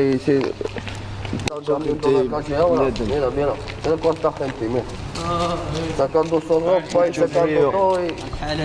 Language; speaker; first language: Spanish; non-native, learner; Arabic